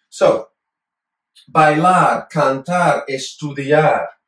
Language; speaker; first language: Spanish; non-native, fluent; English